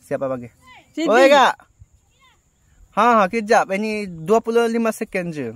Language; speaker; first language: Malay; non-native, learner; Bangla